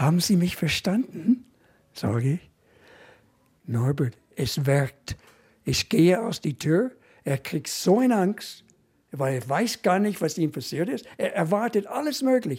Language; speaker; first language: German; non-native, fluent; English